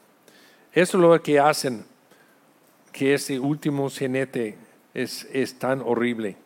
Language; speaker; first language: Spanish; non-native, fluent; English